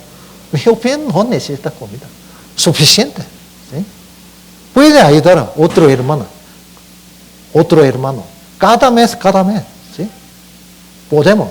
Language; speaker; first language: Spanish; non-native, learner; Korean